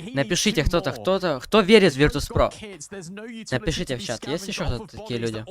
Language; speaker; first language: Russian; native; Russian